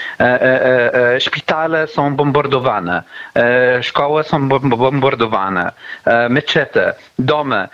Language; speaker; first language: Polish; non-native, learner; Arabic